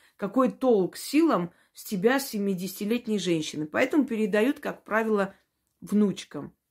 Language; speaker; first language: Russian; non-native, local second language; Armenian